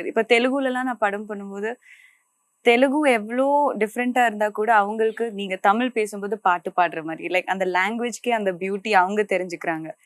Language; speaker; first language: Tamil; non-native, local second language; Malayalam